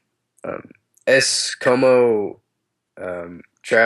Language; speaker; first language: Spanish; non-native, learner; English